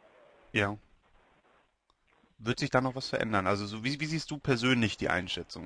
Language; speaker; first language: German; native; German